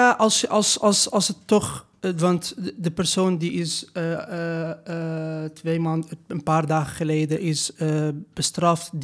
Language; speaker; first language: Dutch; non-native, fluent; Persian